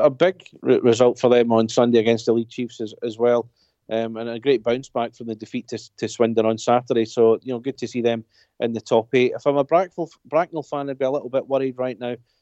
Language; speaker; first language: English; native; English